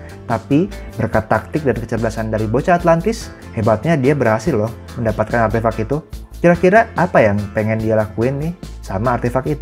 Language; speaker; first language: Indonesian; native; Indonesian